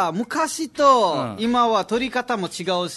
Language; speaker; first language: Japanese; non-native, fluent; Nepali